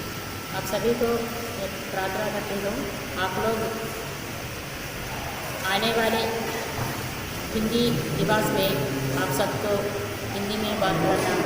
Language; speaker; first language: Hindi; non-native, local second language; Telugu